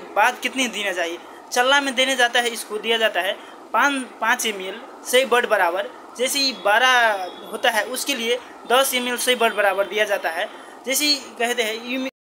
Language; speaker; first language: Hindi; non-native, local second language; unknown